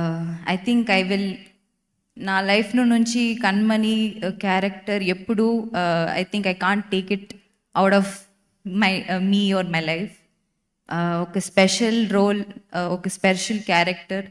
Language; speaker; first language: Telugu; non-native, learner; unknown